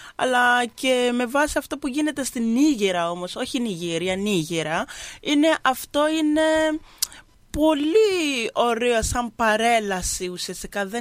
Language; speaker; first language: Greek; early bilingual, other home language; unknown